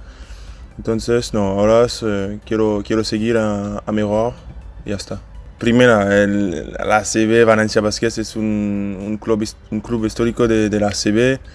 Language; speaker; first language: Spanish; non-native, learner; French